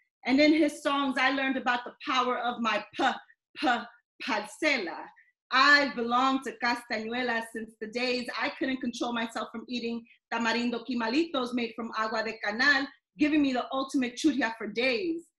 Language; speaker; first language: English; early bilingual, other home language; Spanish